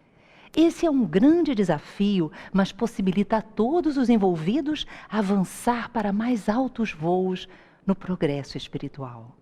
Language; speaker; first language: Portuguese; native; Portuguese